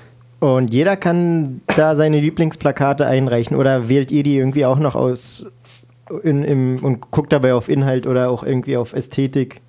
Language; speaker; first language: German; native; German